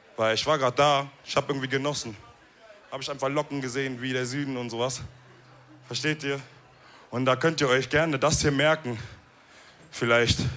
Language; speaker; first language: German; early bilingual, other home language; Wolof